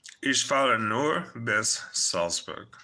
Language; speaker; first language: German; non-native, fluent; English